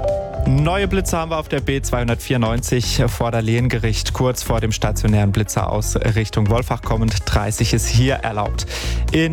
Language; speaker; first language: German; native; German